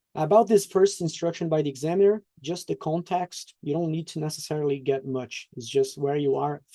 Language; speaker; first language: English; non-native, fluent; Portuguese